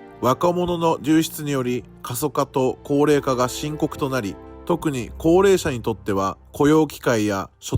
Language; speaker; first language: Japanese; native; Japanese